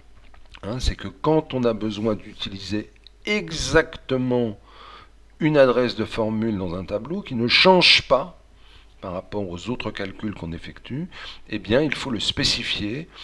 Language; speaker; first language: French; native; French